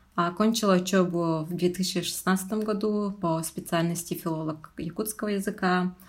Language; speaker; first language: Russian; non-native, local second language; Yakut